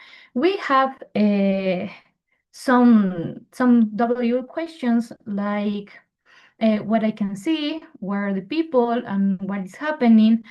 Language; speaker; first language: English; non-native, learner; Spanish